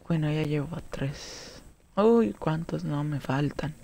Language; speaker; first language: Spanish; native; Spanish